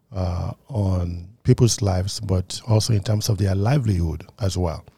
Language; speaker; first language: English; non-native, local second language; Yoruba